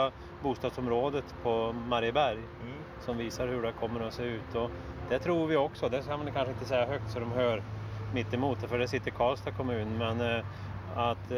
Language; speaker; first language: Swedish; native; Swedish